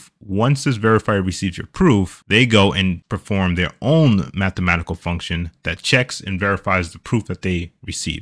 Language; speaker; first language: English; native; English